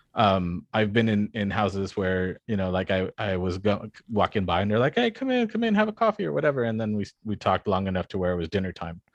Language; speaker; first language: English; non-native, fluent; Spanish